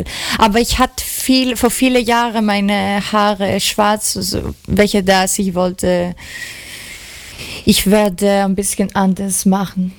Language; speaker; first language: German; non-native, learner; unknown